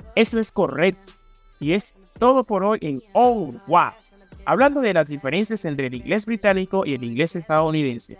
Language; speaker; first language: Spanish; native; Spanish